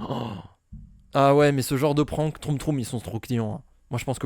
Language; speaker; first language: French; native; French